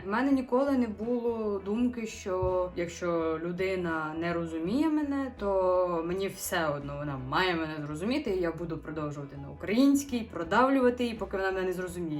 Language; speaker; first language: Ukrainian; native; Ukrainian